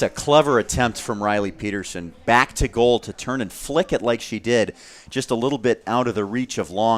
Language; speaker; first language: English; native; English